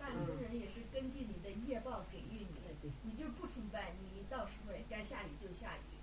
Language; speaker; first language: Chinese; native; Chinese